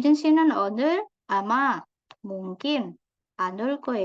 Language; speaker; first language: Korean; non-native, fluent; Indonesian